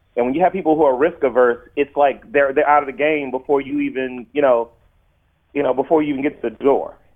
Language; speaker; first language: English; early bilingual, other home language; Arabic